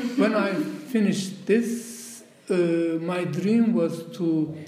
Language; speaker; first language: English; non-native, fluent; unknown